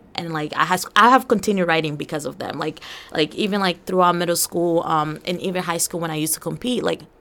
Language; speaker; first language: English; early bilingual, other home language; Portuguese